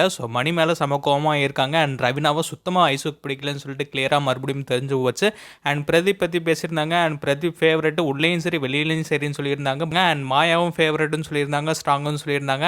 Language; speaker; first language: Tamil; native; Tamil